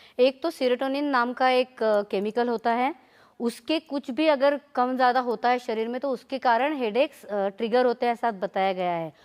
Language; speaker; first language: Hindi; non-native, local second language; Marathi